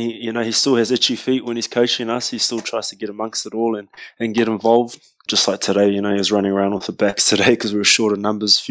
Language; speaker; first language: English; native; English